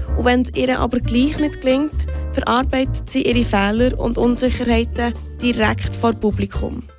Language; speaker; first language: German; native; German